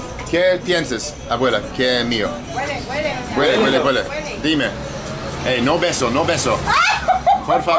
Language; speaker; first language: Spanish; non-native, learner; English